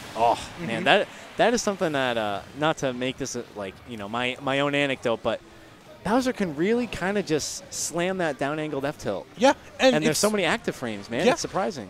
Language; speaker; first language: English; native; English